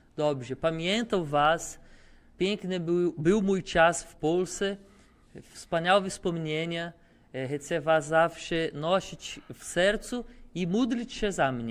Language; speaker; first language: Polish; non-native, fluent; Portuguese